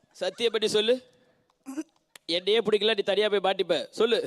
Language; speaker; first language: Tamil; native; Tamil